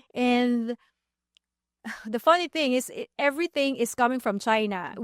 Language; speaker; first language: English; non-native, local second language; Filipino